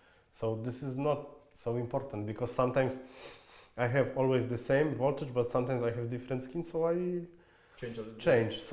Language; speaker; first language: English; non-native, fluent; Polish